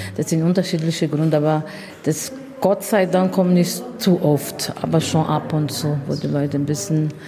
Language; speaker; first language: German; non-native, fluent; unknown